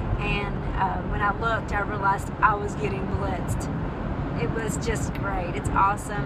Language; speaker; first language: English; native; English